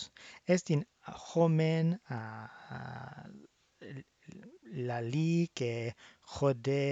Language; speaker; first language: Greek; non-native, fluent; English